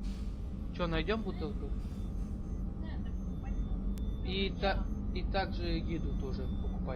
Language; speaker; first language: Russian; native; Russian